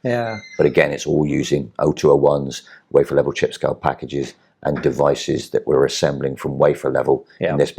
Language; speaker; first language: English; native; English